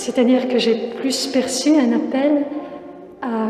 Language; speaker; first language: French; native; French